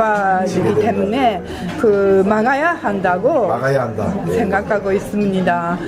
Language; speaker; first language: Korean; non-native, fluent; Japanese